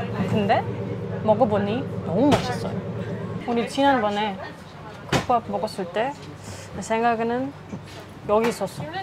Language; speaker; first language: Korean; non-native, fluent; German